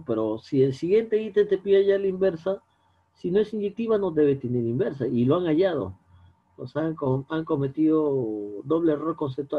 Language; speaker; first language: Spanish; native; Spanish